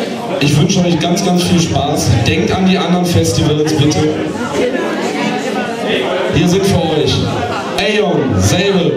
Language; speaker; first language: German; native; German